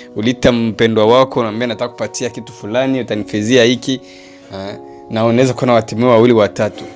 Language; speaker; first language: Swahili; native; Swahili